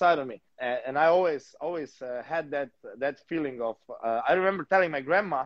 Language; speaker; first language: English; non-native, fluent; Slovenian